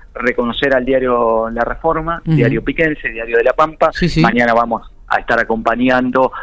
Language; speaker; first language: Spanish; native; Spanish